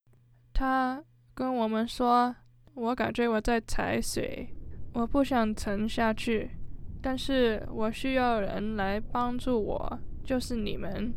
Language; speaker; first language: Chinese; early bilingual, heritage; Chinese